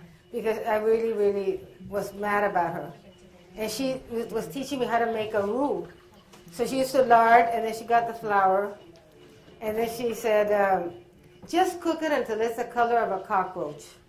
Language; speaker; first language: English; early bilingual, other home language; Spanish